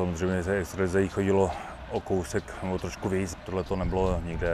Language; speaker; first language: Czech; native; Czech